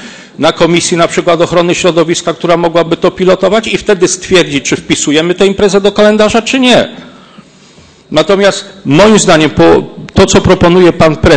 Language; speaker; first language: Polish; native; Polish